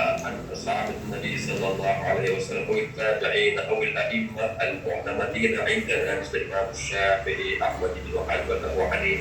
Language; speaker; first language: Arabic; non-native, fluent; Chechen